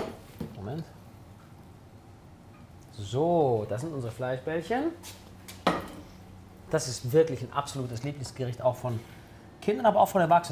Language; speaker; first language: German; early bilingual, other home language; Italian